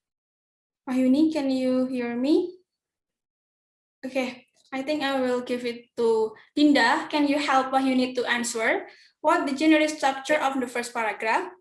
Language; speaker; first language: English; non-native, learner; Indonesian